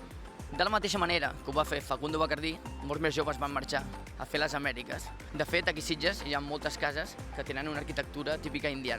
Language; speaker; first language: Catalan; native; Catalan